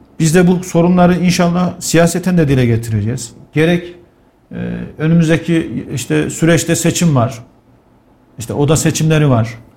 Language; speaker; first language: Turkish; native; Turkish